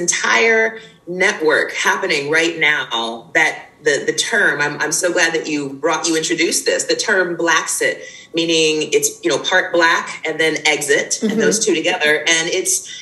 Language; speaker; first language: English; native; English